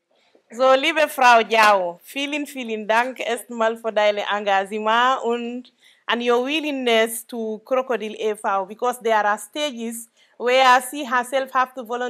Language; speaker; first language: German; non-native, local second language; Mandingo